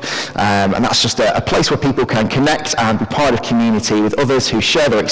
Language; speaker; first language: English; native; English